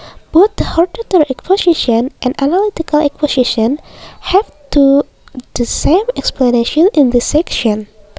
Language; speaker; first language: English; non-native, learner; Indonesian